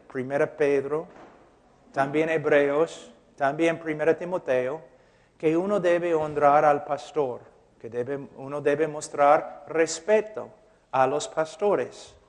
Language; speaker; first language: Spanish; non-native, fluent; English